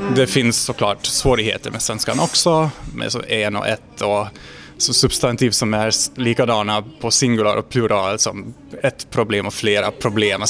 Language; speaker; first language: Swedish; non-native, fluent; Hungarian